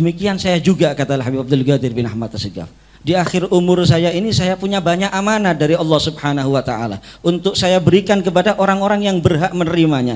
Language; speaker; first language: Indonesian; native; Indonesian